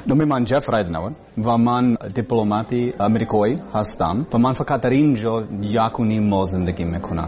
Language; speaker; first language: Persian; non-native, learner; English